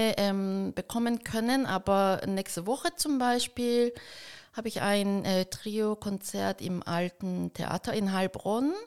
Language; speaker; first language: German; early bilingual, heritage; Korean